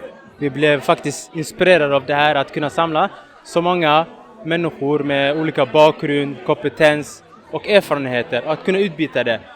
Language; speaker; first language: Swedish; early bilingual, other home language; Somali